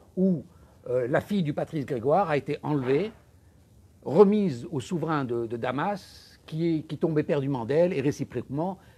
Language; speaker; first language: French; non-native, local second language; Arabic